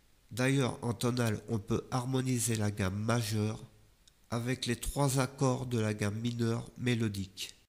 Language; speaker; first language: French; native; French